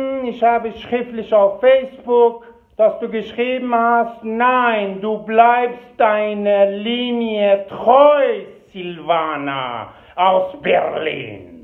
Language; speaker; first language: German; non-native, fluent; Persian